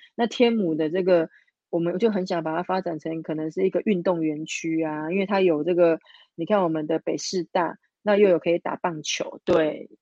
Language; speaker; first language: Chinese; native; Chinese